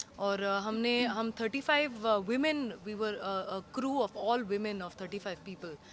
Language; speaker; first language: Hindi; non-native, local second language; Tamil